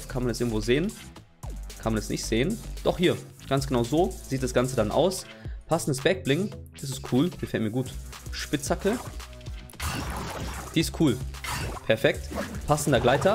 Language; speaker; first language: German; native; German